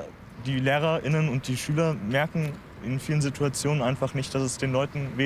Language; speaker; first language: German; early bilingual, other home language; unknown